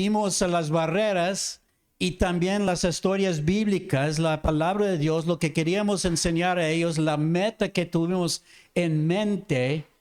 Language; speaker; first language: Spanish; non-native, fluent; English